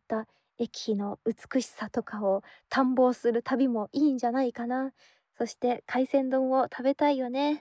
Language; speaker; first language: Japanese; native; Japanese